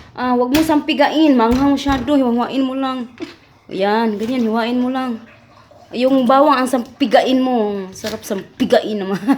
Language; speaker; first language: Filipino; non-native, local second language; Cebuano